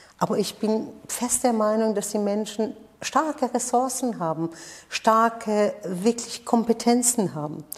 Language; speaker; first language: German; non-native, fluent; Persian